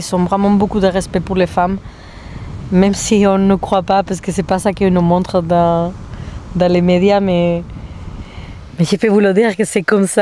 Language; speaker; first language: French; non-native, fluent; Spanish